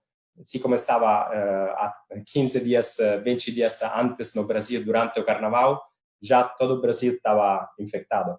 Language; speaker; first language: Portuguese; non-native, fluent; Italian